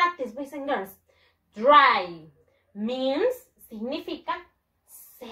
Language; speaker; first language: English; non-native, fluent; Spanish